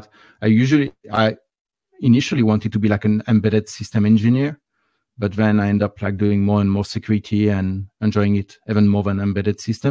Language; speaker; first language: English; non-native, fluent; French